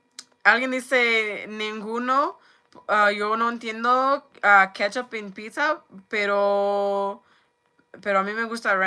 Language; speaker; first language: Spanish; non-native, learner; English